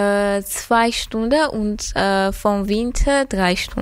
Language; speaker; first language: German; non-native, learner; Armenian